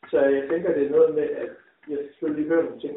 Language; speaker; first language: Danish; native; Danish